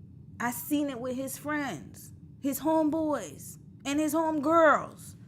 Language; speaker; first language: English; native; English